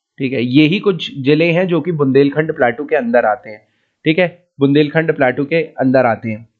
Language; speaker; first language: Hindi; native; Hindi